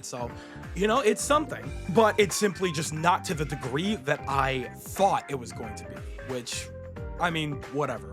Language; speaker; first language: English; native; English